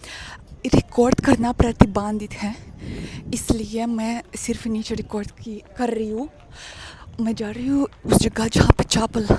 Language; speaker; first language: Hindi; non-native, learner; Russian